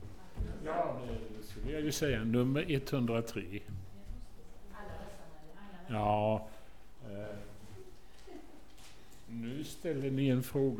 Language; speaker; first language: Swedish; native; Swedish